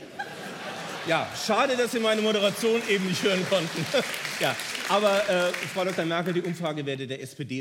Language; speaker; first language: German; native; German